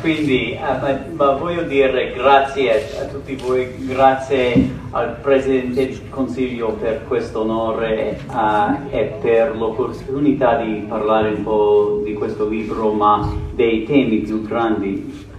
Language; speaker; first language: Italian; non-native, learner; English